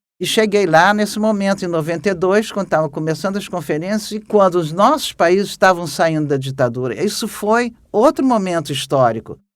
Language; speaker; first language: Portuguese; native; Portuguese